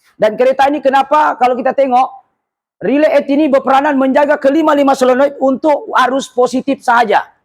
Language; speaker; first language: Malay; non-native, local second language; Buginese